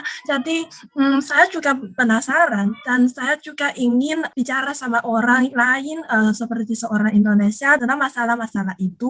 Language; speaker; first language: Indonesian; non-native, learner; Chinese